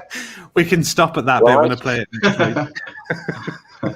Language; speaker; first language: English; native; English